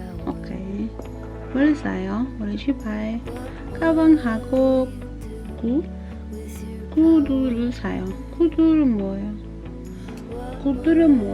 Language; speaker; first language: Korean; non-native, learner; English